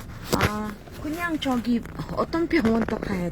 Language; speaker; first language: Korean; non-native, learner; Filipino